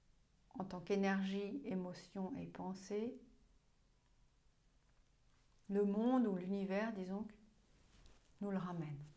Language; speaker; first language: French; non-native, fluent; German